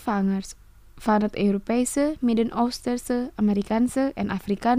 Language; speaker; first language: Dutch; non-native, fluent; Indonesian